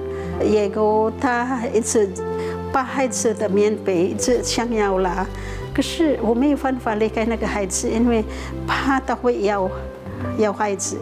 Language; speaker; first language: Chinese; non-native, fluent; Filipino